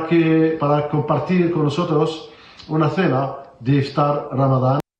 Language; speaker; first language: Spanish; non-native, fluent; Arabic